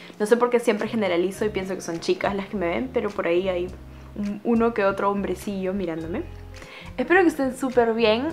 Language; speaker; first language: Spanish; native; Spanish